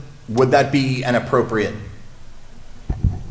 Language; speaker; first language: English; native; English